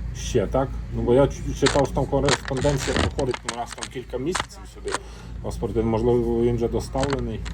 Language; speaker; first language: Ukrainian; non-native, local second language; Russian